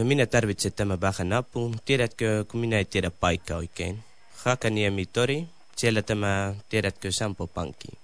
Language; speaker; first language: Finnish; non-native, learner; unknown